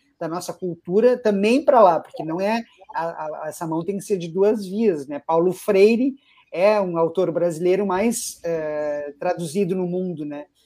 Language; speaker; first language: Portuguese; native; Portuguese